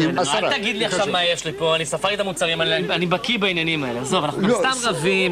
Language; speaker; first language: Hebrew; native; Hebrew